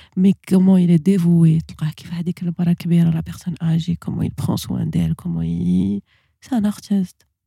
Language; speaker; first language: French; non-native, local second language; Arabic